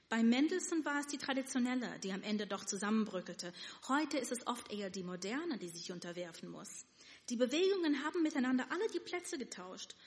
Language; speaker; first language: German; non-native, fluent; Yiddish